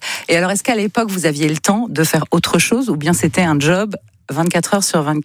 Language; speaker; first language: French; native; French